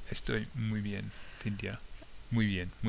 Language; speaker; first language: Spanish; non-native, fluent; English